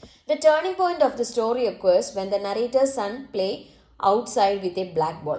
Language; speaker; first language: English; non-native, local second language; Malayalam